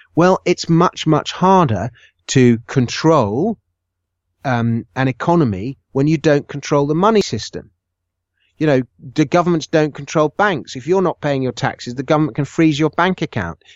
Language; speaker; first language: English; native; English